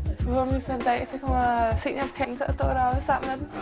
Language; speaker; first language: Danish; early bilingual, other home language; Polish